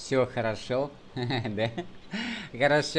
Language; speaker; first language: Russian; non-native, fluent; Vietnamese